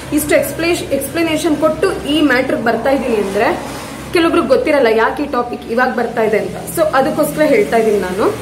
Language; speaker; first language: Kannada; non-native, local second language; Tulu